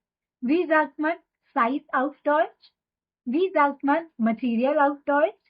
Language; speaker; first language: German; non-native, fluent; Hindi